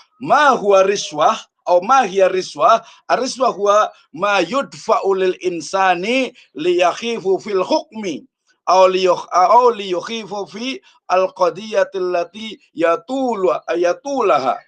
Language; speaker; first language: Arabic; non-native, fluent; Indonesian